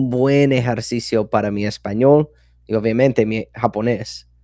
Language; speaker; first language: Spanish; non-native, fluent; English